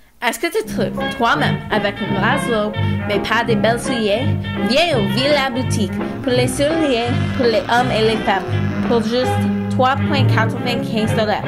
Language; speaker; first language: French; non-native, learner; English